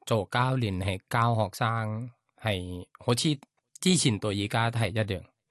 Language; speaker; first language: Cantonese; non-native, learner; Thai